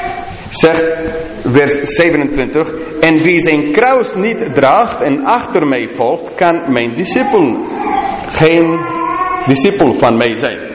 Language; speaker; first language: Dutch; non-native, fluent; English